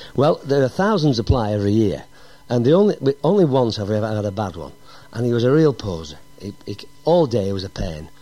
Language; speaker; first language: English; native; English